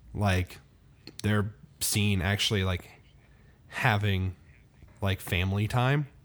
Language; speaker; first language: English; native; English